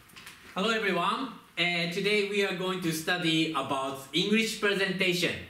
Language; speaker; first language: English; non-native, fluent; Japanese